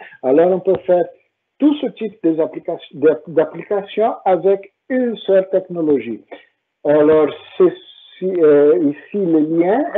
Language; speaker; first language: French; non-native, fluent; Portuguese